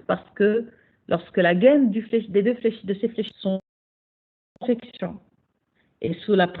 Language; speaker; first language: French; non-native, local second language; Arabic